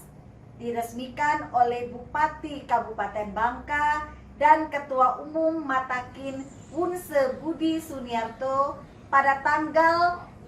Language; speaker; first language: Indonesian; native; Indonesian